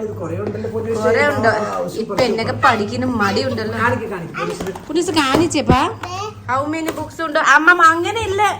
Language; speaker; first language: Malayalam; non-native, learner; Nepali